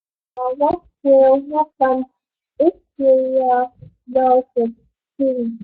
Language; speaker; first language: English; non-native, learner; Vietnamese